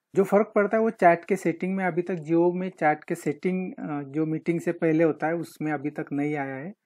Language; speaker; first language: Hindi; non-native, local second language; Marathi